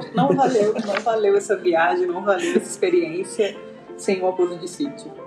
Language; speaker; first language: Portuguese; native; Portuguese